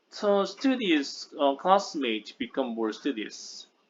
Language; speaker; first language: English; non-native, fluent; Korean